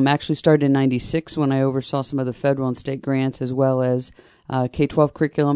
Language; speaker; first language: English; native; English